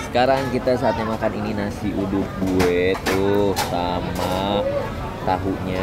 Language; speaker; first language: Indonesian; native; Indonesian